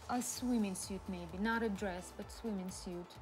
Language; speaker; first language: English; non-native, learner; Russian